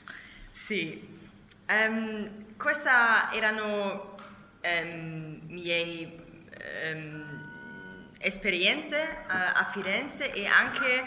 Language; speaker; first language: Italian; non-native, learner; German